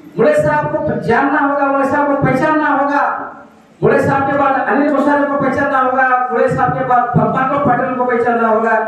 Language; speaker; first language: Hindi; non-native, local second language; Marathi